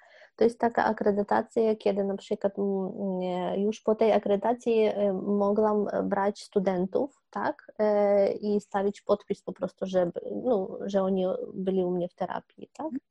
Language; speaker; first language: Polish; non-native, fluent; Ukrainian